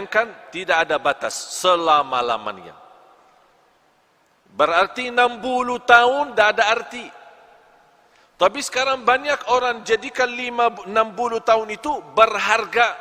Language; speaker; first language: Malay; non-native, fluent; Arabic